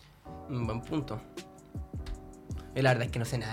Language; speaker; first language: Spanish; native; Spanish